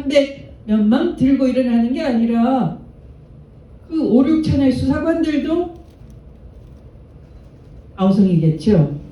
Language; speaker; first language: Korean; native; Korean